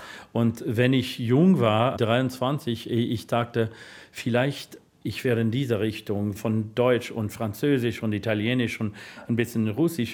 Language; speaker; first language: German; non-native, fluent; English